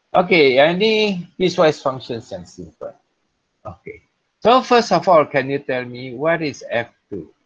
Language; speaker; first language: English; non-native, local second language; Malay